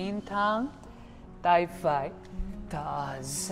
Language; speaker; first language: Vietnamese; non-native, learner; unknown